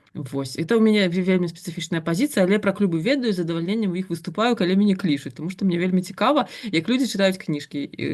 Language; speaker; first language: Belarusian; non-native, local second language; Russian